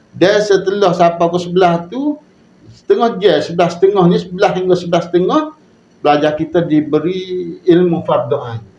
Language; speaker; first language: Malay; native; Malay